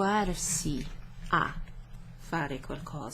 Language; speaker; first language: Italian; non-native, fluent; English